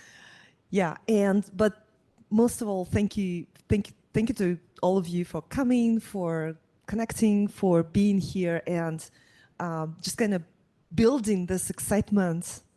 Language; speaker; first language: English; non-native, fluent; Russian